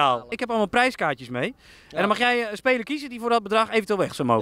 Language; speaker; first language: Dutch; native; Dutch